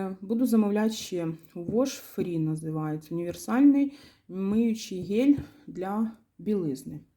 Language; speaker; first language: Ukrainian; non-native, local second language; Russian